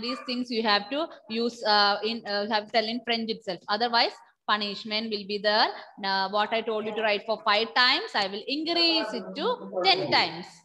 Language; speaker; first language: English; non-native, local second language; Malayalam